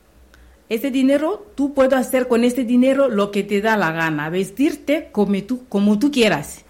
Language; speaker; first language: Spanish; non-native, learner; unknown